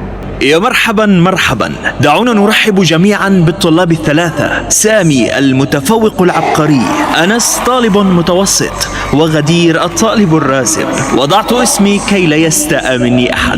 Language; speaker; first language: Arabic; native; Arabic